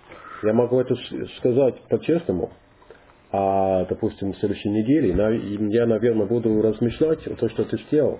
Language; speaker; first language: Russian; non-native, learner; English